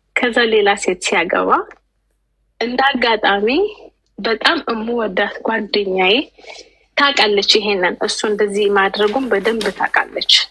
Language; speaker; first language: Amharic; native; Amharic